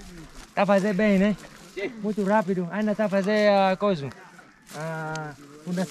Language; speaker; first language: Portuguese; non-native, learner; Vietnamese